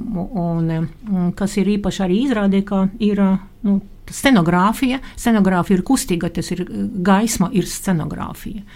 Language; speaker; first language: Latvian; non-native, local second language; Russian